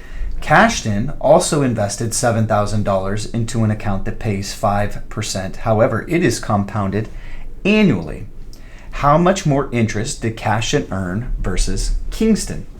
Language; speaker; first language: English; native; English